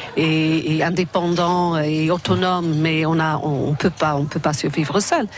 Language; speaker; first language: French; non-native, fluent; English